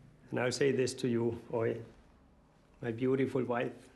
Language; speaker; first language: English; non-native, fluent; Danish